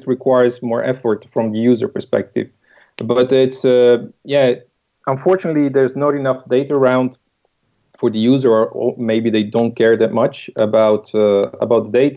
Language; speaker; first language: English; non-native, fluent; Italian